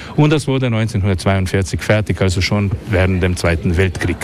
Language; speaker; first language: German; non-native, fluent; Slovenian